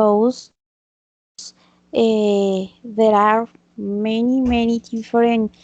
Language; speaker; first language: English; non-native, learner; Spanish